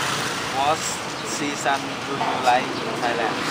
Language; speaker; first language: English; non-native, learner; Thai